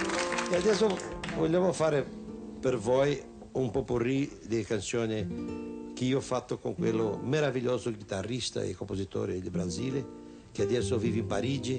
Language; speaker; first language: Italian; non-native, fluent; Portuguese